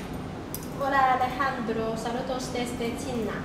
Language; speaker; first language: Spanish; non-native, learner; Chinese